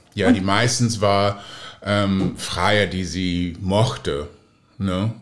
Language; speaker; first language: German; non-native, fluent; English